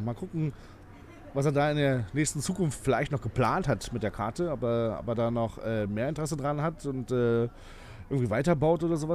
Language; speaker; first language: German; native; German